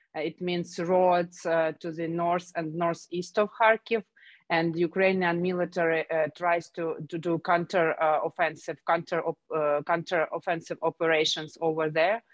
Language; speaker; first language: English; non-native, fluent; Ukrainian